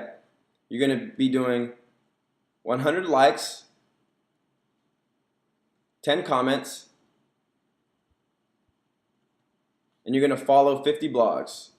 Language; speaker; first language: English; native; English